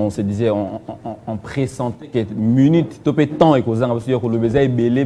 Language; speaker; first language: French; non-native, local second language; Lingala